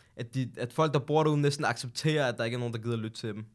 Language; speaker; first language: Danish; native; Danish